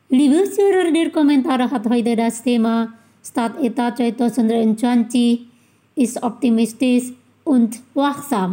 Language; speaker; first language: German; non-native, fluent; Indonesian